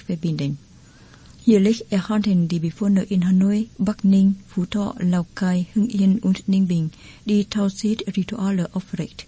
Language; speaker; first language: German; non-native, fluent; Vietnamese